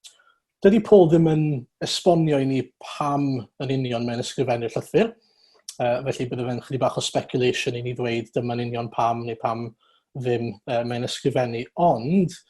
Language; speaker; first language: Welsh; native; Welsh